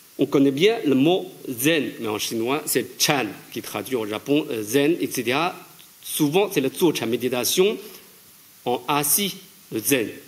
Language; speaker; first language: French; non-native, fluent; Chinese